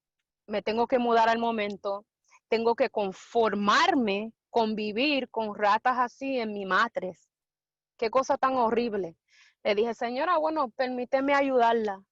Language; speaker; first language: Spanish; early bilingual, heritage; Spanish